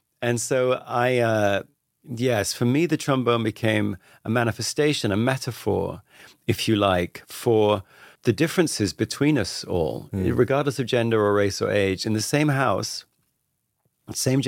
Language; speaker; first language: English; native; English